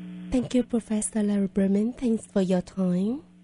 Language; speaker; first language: English; non-native, fluent; Vietnamese